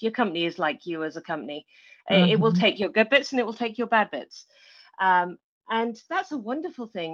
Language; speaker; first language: English; native; English